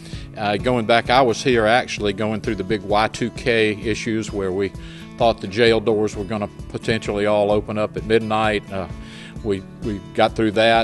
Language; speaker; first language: English; native; English